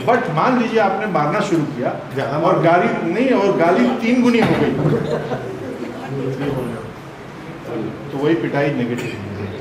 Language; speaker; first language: Hindi; native; Hindi